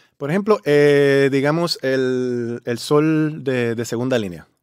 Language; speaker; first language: Spanish; native; Spanish